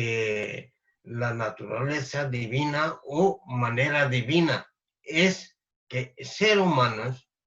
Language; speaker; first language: Spanish; non-native, fluent; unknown